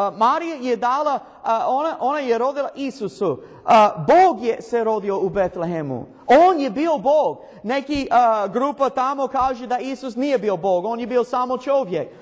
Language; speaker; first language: Croatian; non-native, learner; English